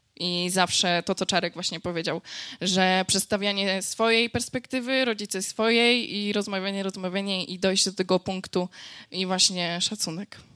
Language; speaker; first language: Polish; native; Polish